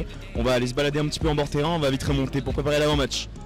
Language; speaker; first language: French; native; French